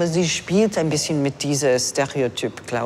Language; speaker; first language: German; non-native, fluent; English